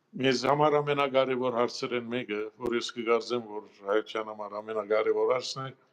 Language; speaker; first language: Armenian; early bilingual, heritage; Armenian